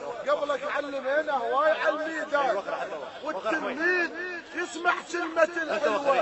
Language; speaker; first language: Arabic; native; Arabic